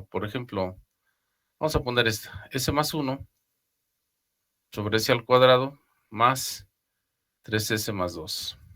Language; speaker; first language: Spanish; native; Spanish